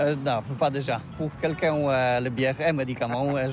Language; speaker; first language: French; non-native, learner; Polish